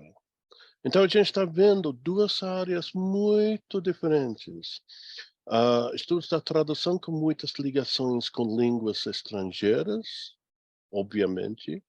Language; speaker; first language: Portuguese; non-native, fluent; English